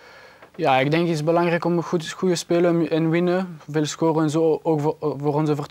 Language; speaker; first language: Dutch; non-native, learner; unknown